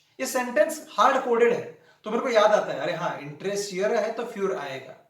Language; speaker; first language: Hindi; non-native, local second language; Marathi